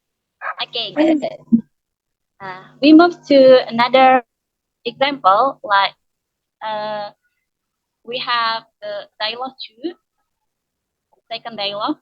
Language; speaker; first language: English; non-native, learner; Indonesian